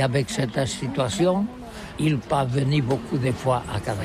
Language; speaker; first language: French; non-native, learner; Catalan